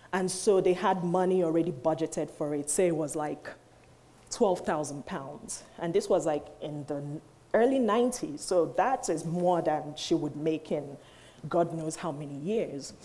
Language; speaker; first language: English; non-native, local second language; Igbo